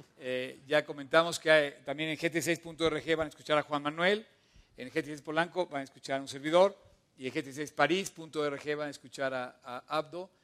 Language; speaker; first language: Spanish; native; Spanish